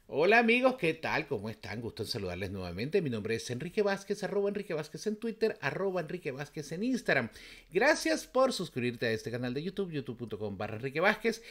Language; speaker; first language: Spanish; native; Spanish